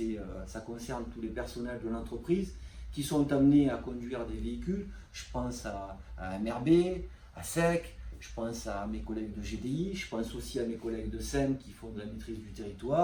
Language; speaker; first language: French; native; French